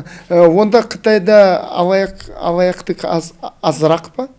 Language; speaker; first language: Kazakh; non-native, local second language; Russian